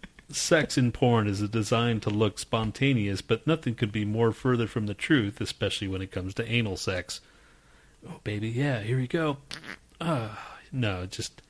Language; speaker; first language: English; native; English